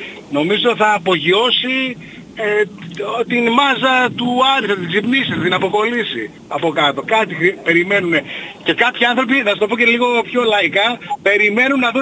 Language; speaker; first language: Greek; non-native, fluent; Italian